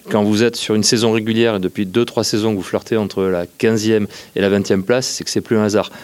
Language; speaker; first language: French; native; French